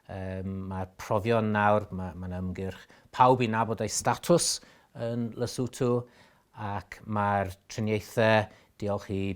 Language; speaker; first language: Welsh; native; Welsh